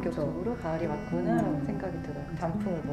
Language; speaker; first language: Korean; native; Korean